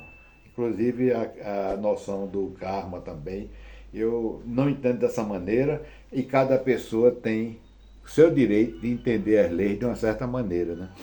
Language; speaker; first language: Portuguese; native; Portuguese